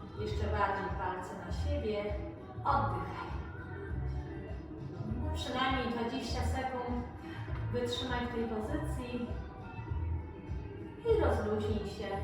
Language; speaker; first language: Polish; native; Polish